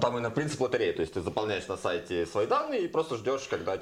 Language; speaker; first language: Russian; native; Russian